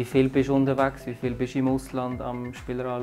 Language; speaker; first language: German; native; German